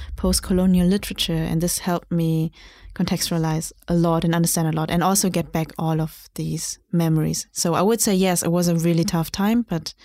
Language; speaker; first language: English; non-native, fluent; German